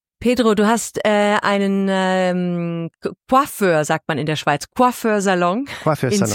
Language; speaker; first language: German; native; German